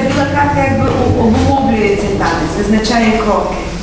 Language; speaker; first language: Polish; non-native, fluent; Ukrainian